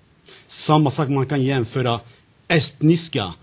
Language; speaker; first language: Swedish; non-native, fluent; Zaza